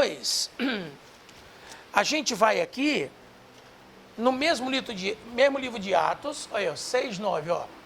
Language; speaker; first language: Portuguese; native; Portuguese